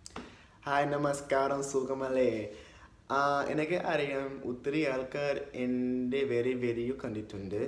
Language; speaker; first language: Malayalam; non-native, learner; English